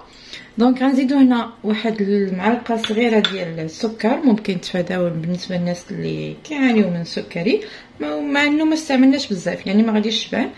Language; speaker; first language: Arabic; native; Arabic